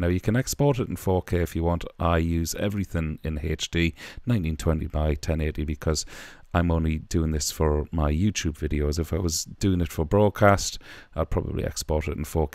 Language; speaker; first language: English; native; English